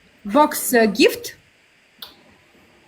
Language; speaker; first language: English; non-native, learner; Russian